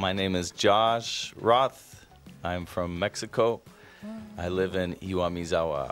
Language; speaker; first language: English; non-native, fluent; Spanish